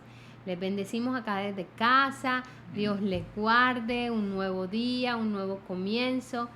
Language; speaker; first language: Spanish; native; Spanish